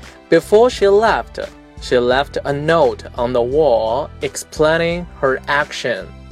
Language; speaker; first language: English; non-native, fluent; Chinese